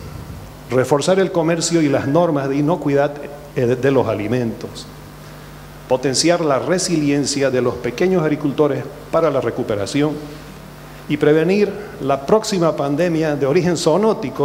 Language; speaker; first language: Spanish; native; Spanish